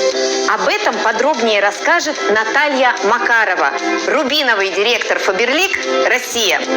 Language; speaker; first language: Russian; native; Russian